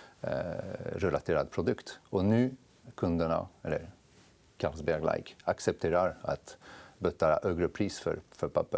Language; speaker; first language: Swedish; non-native, fluent; French